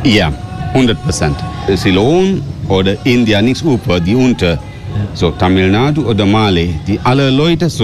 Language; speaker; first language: German; non-native, learner; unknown